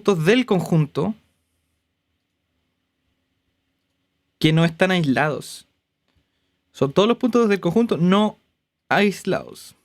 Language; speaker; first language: Spanish; native; Spanish